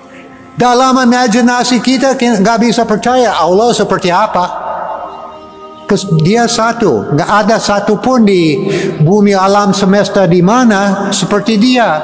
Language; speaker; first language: Indonesian; non-native, fluent; English